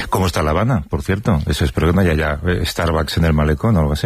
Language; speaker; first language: Spanish; native; Spanish